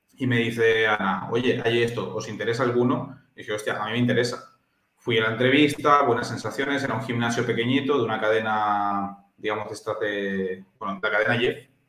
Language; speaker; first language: Spanish; native; Spanish